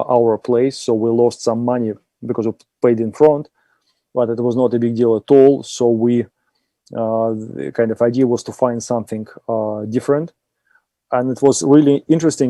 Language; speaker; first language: English; non-native, fluent; German